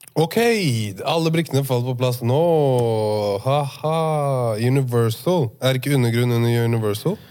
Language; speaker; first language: Norwegian; native; Norwegian